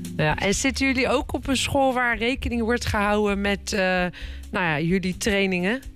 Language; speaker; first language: Dutch; native; Dutch